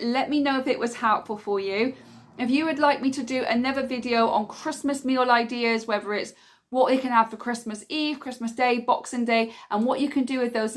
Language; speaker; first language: English; native; English